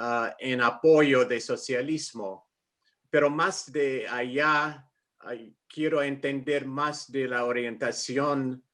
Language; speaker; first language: Spanish; non-native, fluent; English